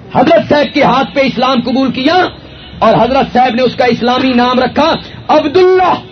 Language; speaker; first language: Urdu; non-native, local second language; Punjabi